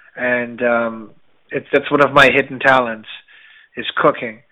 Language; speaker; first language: English; native; English